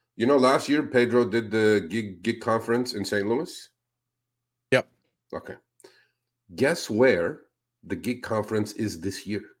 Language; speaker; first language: English; non-native, fluent; Spanish